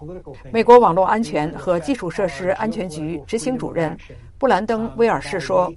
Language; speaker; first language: Chinese; native; Chinese